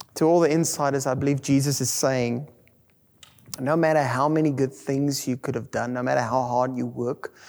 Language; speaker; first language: English; non-native, local second language; Afrikaans